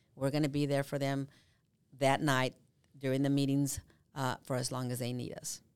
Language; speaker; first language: English; early bilingual, other home language; Spanish